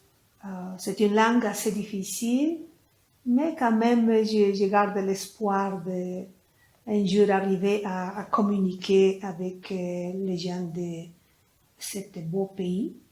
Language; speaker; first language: French; non-native, fluent; Spanish